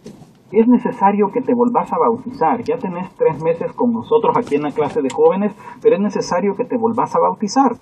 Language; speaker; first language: Spanish; native; Spanish